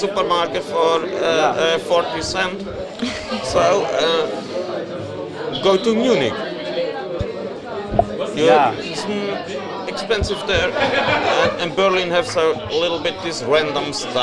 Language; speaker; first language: English; non-native, learner; Swiss German